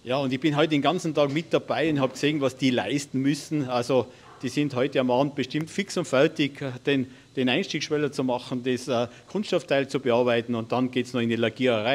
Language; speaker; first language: German; native; German